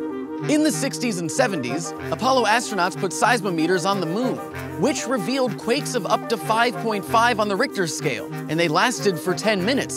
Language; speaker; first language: English; native; English